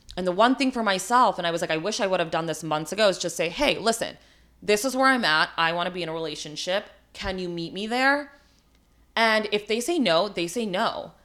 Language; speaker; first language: English; early bilingual, other home language; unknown